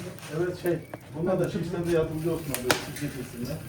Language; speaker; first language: Turkish; native; Turkish